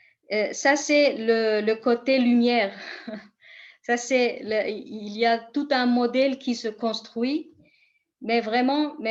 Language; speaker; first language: French; non-native, fluent; Kurdish